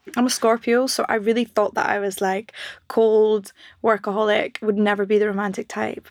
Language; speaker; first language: English; native; English